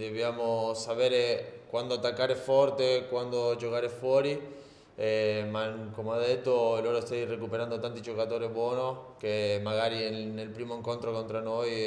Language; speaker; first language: Italian; non-native, learner; Spanish